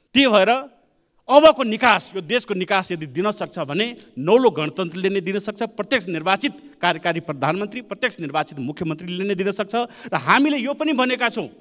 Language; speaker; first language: Nepali; non-native, local second language; Maithili